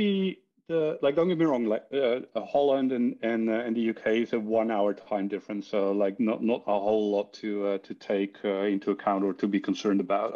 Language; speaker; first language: English; non-native, fluent; Dutch